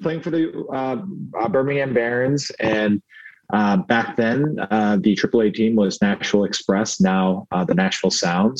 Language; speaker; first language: English; early bilingual, other home language; Korean